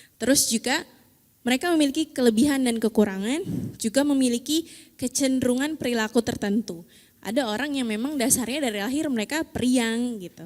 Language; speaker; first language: Indonesian; native; Indonesian